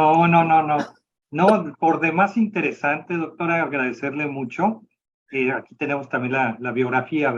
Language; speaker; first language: Spanish; native; Spanish